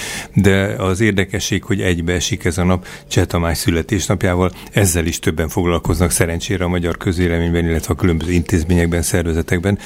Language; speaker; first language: Hungarian; native; Hungarian